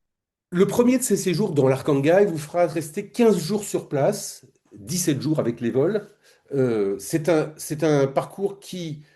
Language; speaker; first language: French; native; French